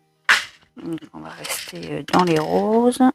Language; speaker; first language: French; native; French